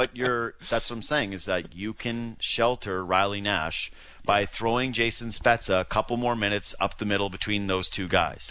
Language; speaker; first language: English; native; English